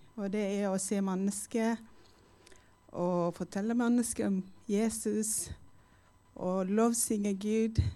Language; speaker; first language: Norwegian; non-native, fluent; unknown